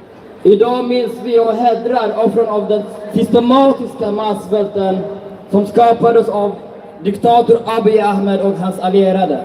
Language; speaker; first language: Swedish; early bilingual, other home language; Tigrinya